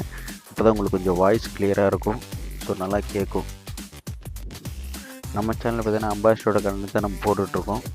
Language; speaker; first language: Tamil; native; Tamil